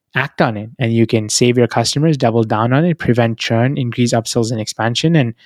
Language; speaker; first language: English; non-native, local second language; Hindi